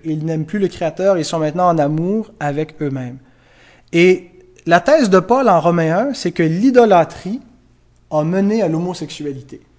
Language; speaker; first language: French; native; French